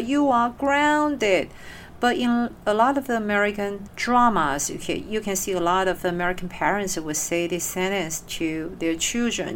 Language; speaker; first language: English; non-native, fluent; Chinese